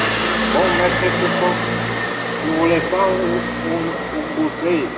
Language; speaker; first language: French; non-native, learner; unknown